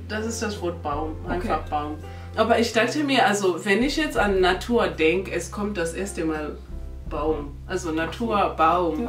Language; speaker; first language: German; non-native, local second language; North Ndebele